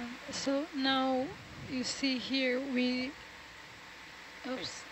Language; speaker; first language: English; non-native, fluent; Portuguese